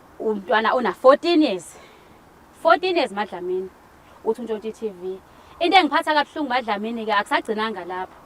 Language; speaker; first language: Zulu; native; Zulu